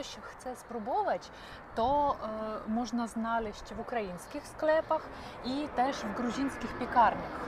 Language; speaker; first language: Polish; non-native, learner; Ukrainian